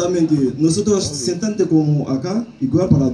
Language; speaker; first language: Spanish; non-native, learner; Haitian Creole